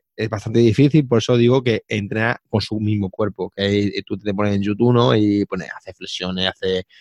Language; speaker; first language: Spanish; native; Spanish